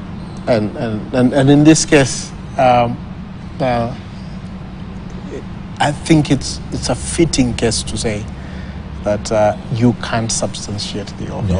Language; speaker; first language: English; non-native, local second language; Swahili